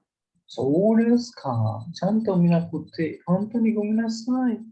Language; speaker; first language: Japanese; non-native, learner; Indonesian